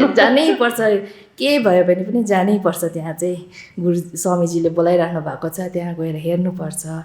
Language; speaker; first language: Nepali; non-native, fluent; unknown